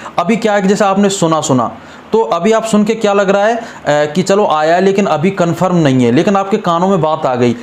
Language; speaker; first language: Hindi; native; Hindi